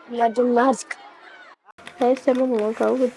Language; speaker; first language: Portuguese; non-native, local second language; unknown